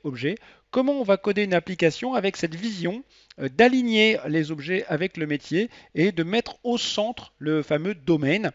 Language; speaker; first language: French; native; French